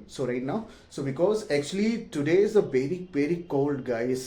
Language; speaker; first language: English; non-native, learner; Hindi